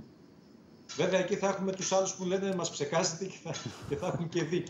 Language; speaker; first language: Greek; native; Greek